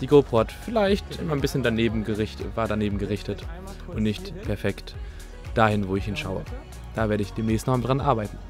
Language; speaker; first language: German; native; German